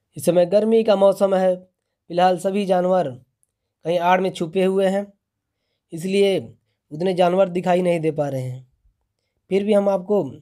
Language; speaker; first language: Hindi; native; Hindi